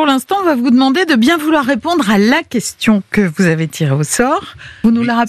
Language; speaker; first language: French; native; French